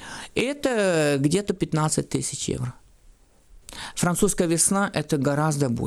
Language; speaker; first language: Russian; non-native, fluent; French